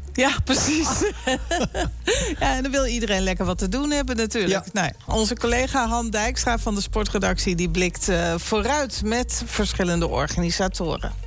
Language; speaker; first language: Dutch; native; Dutch